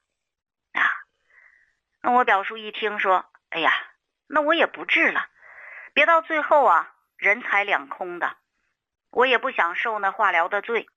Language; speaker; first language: Chinese; native; Chinese